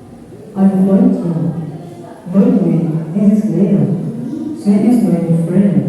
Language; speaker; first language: English; non-native, learner; Indonesian